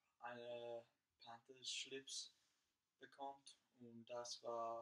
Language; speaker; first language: German; non-native, learner; English